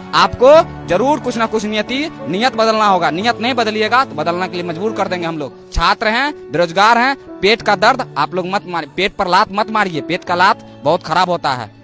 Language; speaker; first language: Hindi; native; Hindi